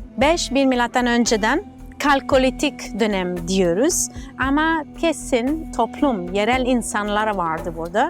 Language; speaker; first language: Turkish; non-native, learner; Italian